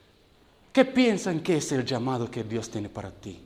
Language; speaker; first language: Spanish; non-native, learner; English